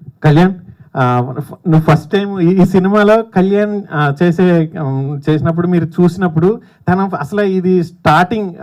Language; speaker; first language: Telugu; native; Telugu